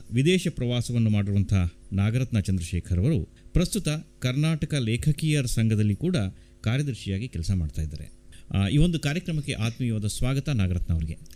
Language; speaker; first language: Kannada; native; Kannada